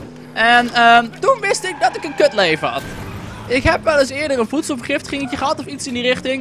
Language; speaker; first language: Dutch; native; Dutch